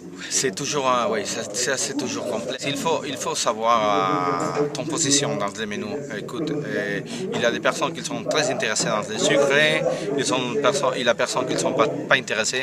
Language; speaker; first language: French; non-native, learner; Spanish